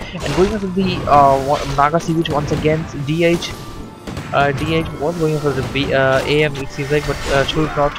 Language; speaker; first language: English; non-native, fluent; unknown